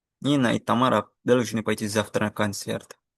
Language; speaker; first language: Russian; non-native, fluent; Indonesian